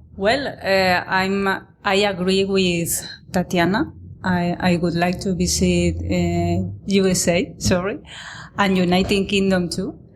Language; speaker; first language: English; non-native, learner; Spanish